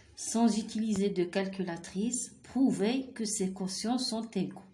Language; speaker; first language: French; non-native, local second language; Arabic